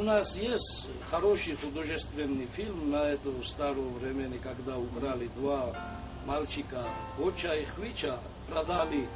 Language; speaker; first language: Russian; non-native, fluent; Georgian